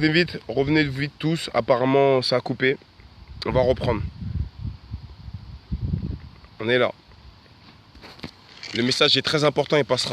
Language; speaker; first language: French; native; French